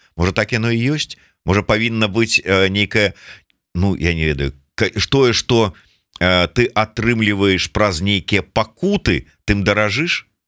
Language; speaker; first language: Belarusian; non-native, local second language; Russian